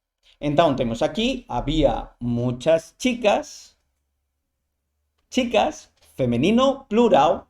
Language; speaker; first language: Portuguese; non-native, fluent; Spanish